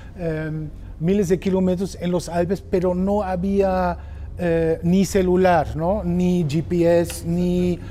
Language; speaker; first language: Spanish; non-native, fluent; German